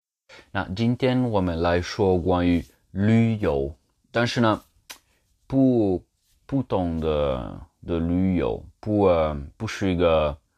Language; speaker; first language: Chinese; non-native, learner; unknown